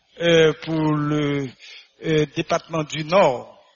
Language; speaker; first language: French; non-native, local second language; Haitian Creole